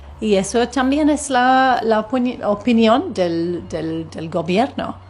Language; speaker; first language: Spanish; non-native, fluent; English